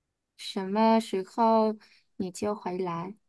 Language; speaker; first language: Chinese; non-native, learner; Vietnamese